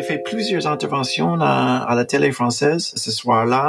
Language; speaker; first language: French; non-native, fluent; English